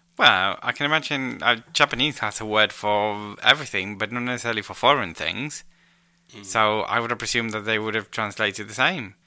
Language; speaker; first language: English; non-native, fluent; Spanish